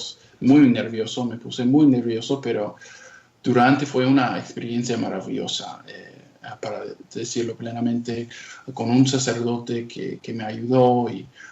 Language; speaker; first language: Spanish; non-native, fluent; English